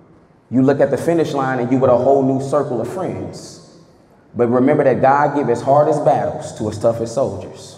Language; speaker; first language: English; native; English